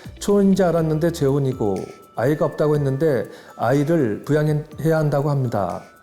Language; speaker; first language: Korean; native; Korean